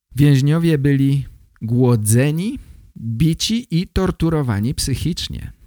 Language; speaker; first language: Polish; native; Polish